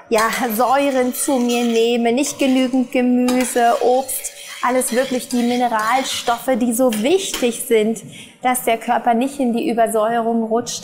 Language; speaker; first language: German; native; German